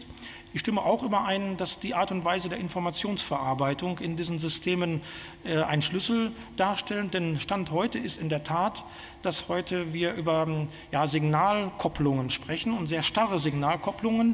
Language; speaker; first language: German; native; German